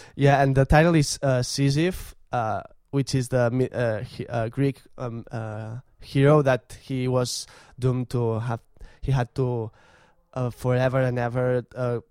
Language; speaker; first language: English; non-native, fluent; Catalan